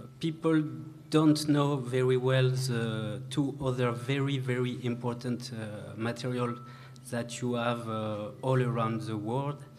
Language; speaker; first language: English; non-native, learner; French